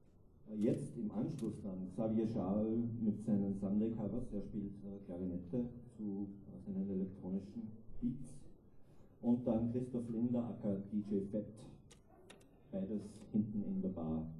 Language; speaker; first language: German; native; German